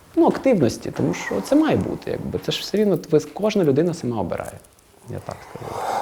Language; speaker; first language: Ukrainian; non-native, local second language; Russian